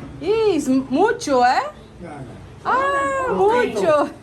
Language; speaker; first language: Spanish; non-native, learner; French